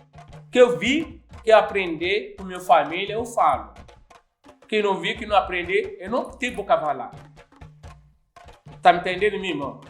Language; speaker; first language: Portuguese; non-native, learner; Yoruba